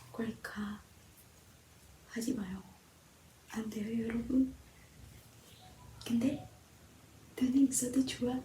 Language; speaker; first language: Korean; non-native, learner; Javanese